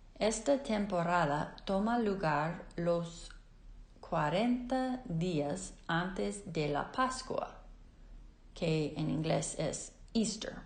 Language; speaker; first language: Spanish; non-native, fluent; English